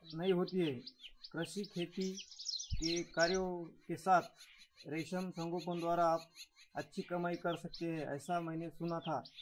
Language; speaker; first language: Hindi; non-native, local second language; Marathi